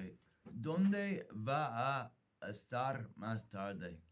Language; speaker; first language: Spanish; non-native, fluent; English